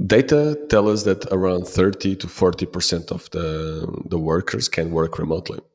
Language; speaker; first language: English; non-native, fluent; Portuguese